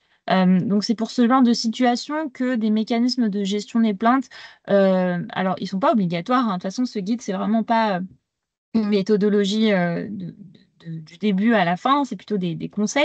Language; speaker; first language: French; native; French